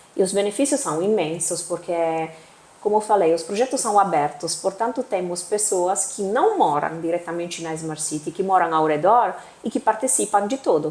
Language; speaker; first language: Portuguese; non-native, fluent; Italian